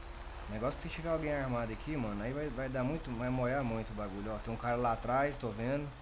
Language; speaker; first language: Portuguese; native; Portuguese